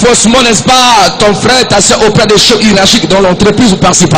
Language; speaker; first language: French; non-native, local second language; Lingala